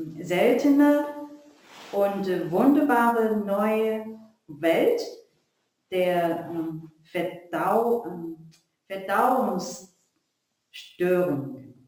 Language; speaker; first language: German; non-native, learner; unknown